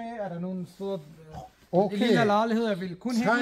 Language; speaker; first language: Danish; non-native, fluent; Kurdish